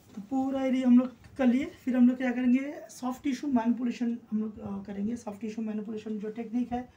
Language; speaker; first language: Hindi; non-native, local second language; Bangla